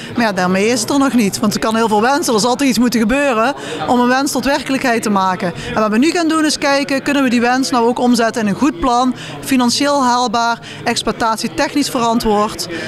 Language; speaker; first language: Dutch; native; Dutch